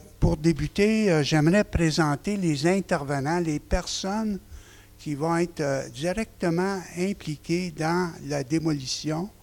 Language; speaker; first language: French; native; French